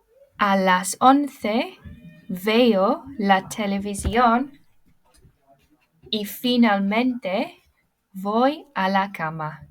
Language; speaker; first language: Spanish; non-native, fluent; English